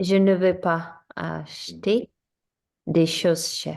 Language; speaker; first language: French; non-native, learner; Spanish